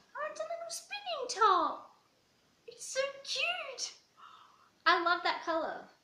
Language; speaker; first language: English; native; English